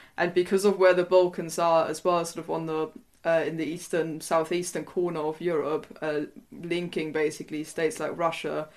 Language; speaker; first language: English; non-native, fluent; German